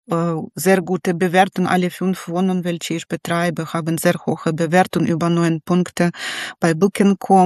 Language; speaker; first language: German; non-native, learner; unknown